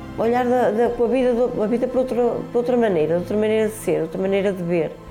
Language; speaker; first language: Portuguese; early bilingual, other home language; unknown